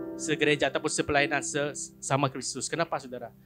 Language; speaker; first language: English; non-native, local second language; Malay